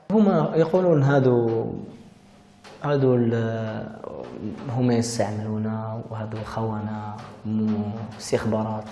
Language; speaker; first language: Arabic; early bilingual, heritage; Arabic